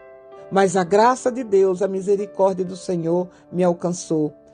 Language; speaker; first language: Portuguese; native; Portuguese